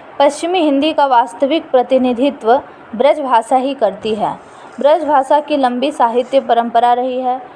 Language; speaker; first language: Hindi; native; Hindi